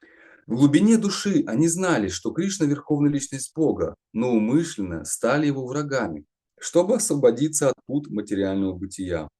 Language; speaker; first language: Russian; native; Russian